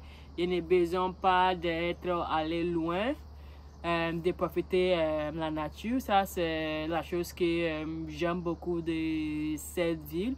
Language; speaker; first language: French; non-native, learner; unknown